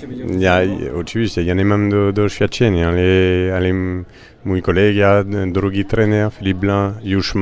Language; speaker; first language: Polish; non-native, learner; French